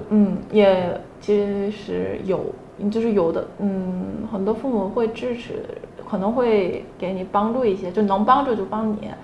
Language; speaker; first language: Chinese; non-native, fluent; Korean